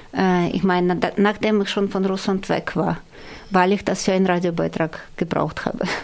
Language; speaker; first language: German; non-native, fluent; Russian